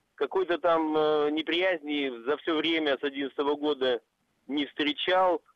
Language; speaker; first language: Russian; native; Russian